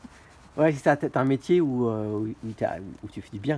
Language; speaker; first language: French; native; French